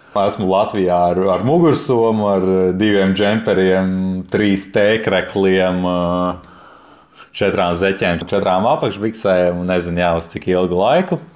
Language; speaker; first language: Latvian; native; Latvian